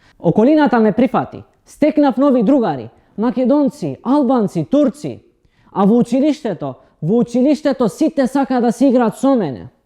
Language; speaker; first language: Macedonian; non-native, local second language; Romany